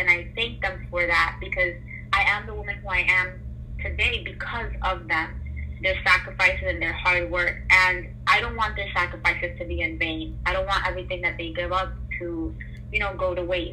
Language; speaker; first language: English; native; English